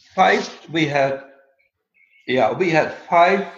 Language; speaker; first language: English; non-native, fluent; Dutch